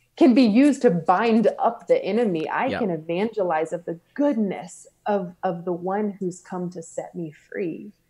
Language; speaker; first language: English; native; English